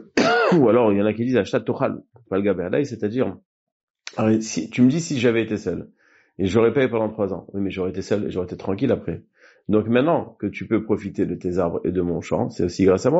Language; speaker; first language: French; native; French